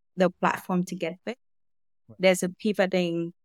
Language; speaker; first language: English; non-native, fluent; Vietnamese